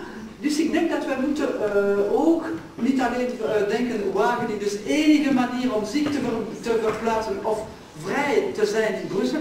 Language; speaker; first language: Dutch; non-native, local second language; French